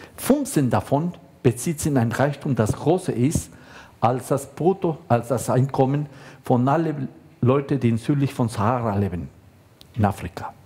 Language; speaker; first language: German; non-native, fluent; Spanish